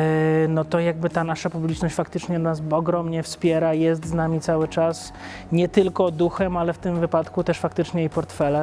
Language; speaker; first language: Polish; native; Polish